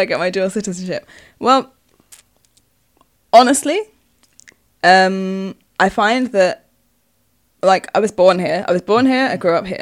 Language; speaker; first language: English; native; English